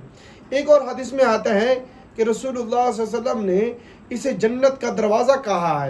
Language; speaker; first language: Urdu; native; Urdu